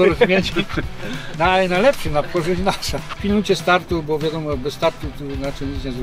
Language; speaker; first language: Polish; native; Polish